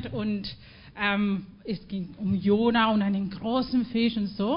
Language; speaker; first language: German; non-native, fluent; Spanish